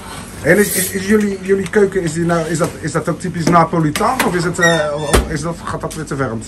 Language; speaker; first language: Dutch; native; Dutch